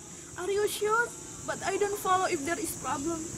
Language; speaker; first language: English; non-native, learner; Indonesian